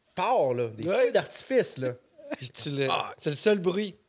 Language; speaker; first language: French; native; French